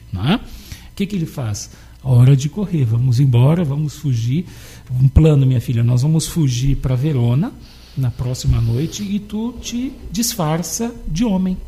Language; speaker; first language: Portuguese; native; Portuguese